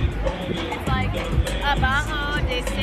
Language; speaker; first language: Spanish; non-native, learner; English